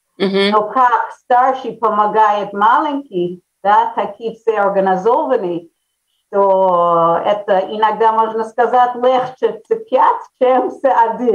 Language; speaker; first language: Russian; early bilingual, heritage; Russian